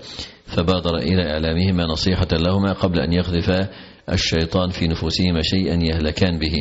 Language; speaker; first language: Arabic; native; Arabic